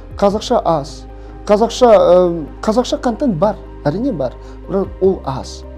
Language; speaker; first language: Kazakh; non-native, local second language; Russian